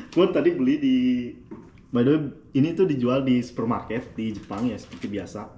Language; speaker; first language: Indonesian; native; Indonesian